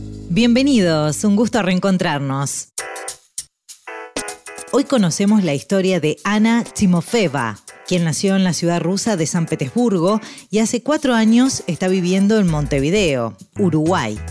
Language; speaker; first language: Spanish; native; Spanish